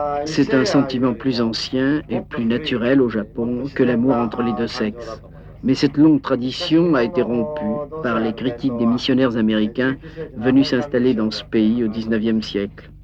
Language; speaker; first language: French; native; French